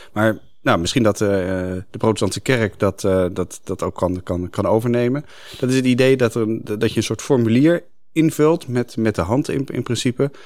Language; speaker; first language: Dutch; native; Dutch